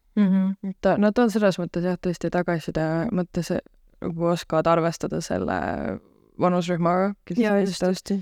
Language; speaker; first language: Estonian; native; Estonian